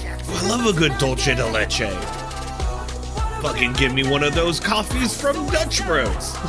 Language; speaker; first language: English; native; English